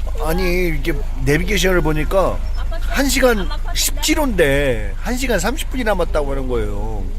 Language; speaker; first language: Korean; native; Korean